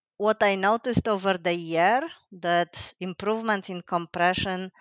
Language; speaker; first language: English; non-native, fluent; Polish